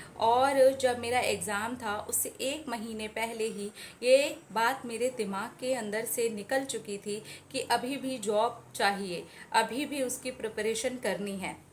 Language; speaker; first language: Hindi; native; Hindi